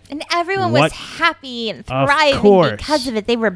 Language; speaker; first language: English; native; English